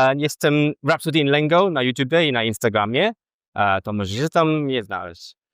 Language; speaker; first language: Polish; non-native, fluent; Cantonese